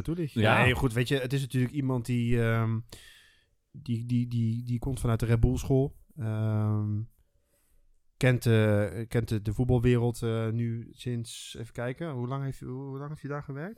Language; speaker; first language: Dutch; native; Dutch